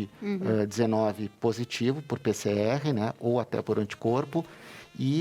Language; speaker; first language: Portuguese; native; Portuguese